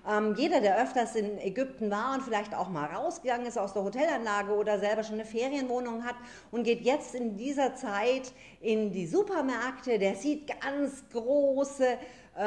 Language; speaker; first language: German; native; German